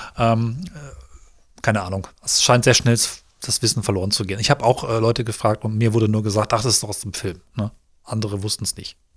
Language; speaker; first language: German; native; German